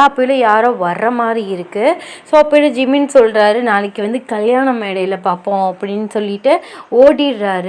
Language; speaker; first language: Tamil; native; Tamil